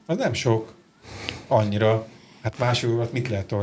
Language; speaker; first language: Hungarian; native; Hungarian